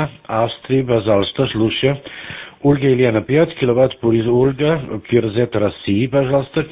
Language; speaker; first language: Russian; non-native, learner; German